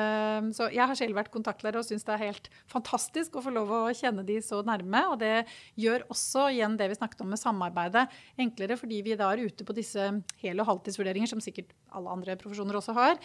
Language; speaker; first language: Norwegian; native; Norwegian